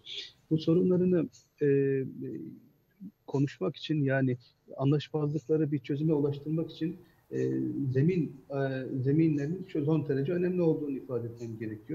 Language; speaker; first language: Turkish; native; Turkish